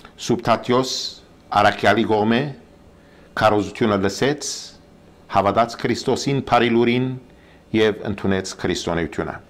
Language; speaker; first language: Armenian; early bilingual, heritage; Armenian